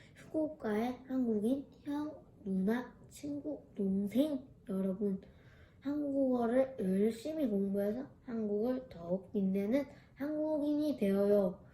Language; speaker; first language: Korean; early bilingual, heritage; Korean